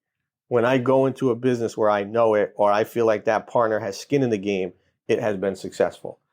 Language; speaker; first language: English; native; English